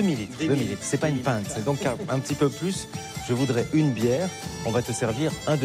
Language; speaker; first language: French; native; French